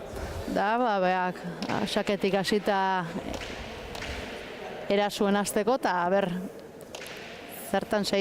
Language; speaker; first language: Basque; native; Basque